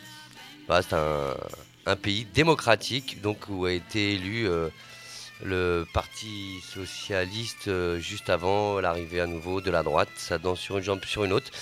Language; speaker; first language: French; native; French